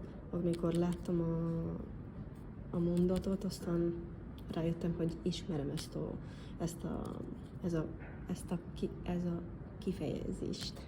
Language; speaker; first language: Hungarian; non-native, learner; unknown